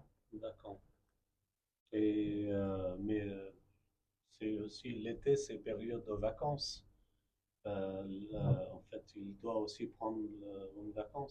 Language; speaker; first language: French; non-native, fluent; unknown